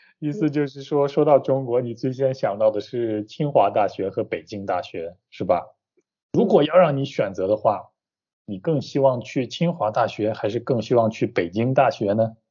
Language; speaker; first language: Chinese; native; Chinese